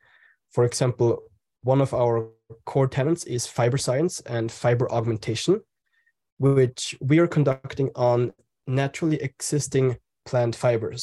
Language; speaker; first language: English; non-native, fluent; German